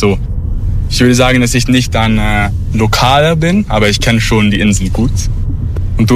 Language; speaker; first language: German; non-native, learner; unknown